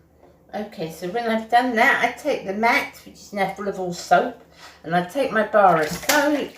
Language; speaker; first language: English; native; English